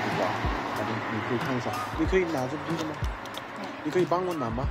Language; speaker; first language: Chinese; non-native, fluent; English